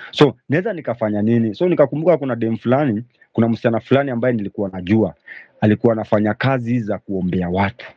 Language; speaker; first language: Swahili; native; Swahili